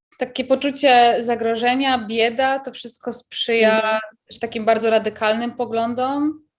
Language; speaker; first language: Polish; native; Polish